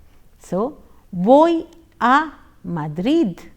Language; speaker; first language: Spanish; non-native, fluent; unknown